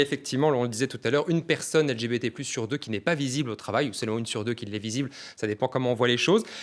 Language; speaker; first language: French; native; French